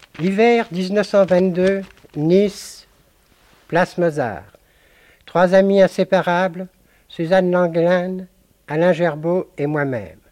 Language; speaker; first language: French; native; French